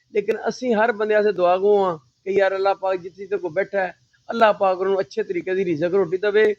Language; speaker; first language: Urdu; non-native, local second language; Punjabi